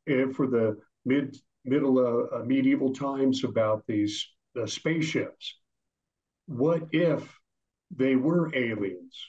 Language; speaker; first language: English; native; English